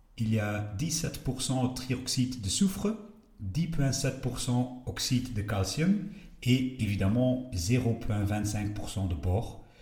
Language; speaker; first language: French; non-native, local second language; Dutch